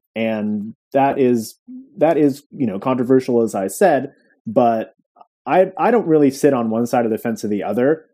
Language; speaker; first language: English; native; English